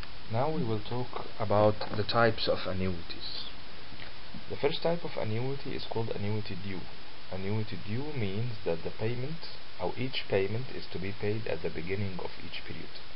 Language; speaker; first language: English; non-native, fluent; Arabic